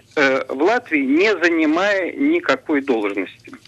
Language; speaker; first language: Russian; native; Russian